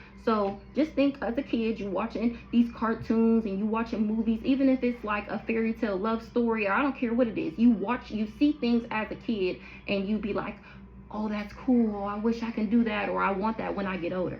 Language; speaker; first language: English; native; English